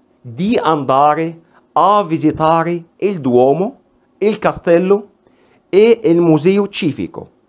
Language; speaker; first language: Italian; non-native, fluent; Arabic